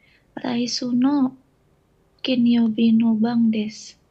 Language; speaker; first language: Japanese; non-native, learner; Indonesian